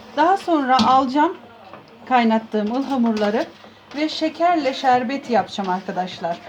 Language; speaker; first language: Turkish; native; Turkish